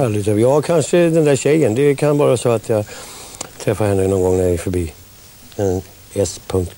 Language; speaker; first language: Swedish; native; Swedish